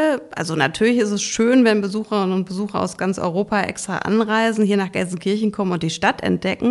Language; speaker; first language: German; native; German